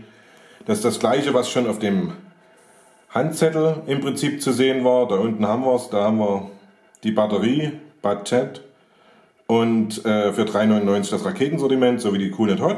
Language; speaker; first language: German; native; German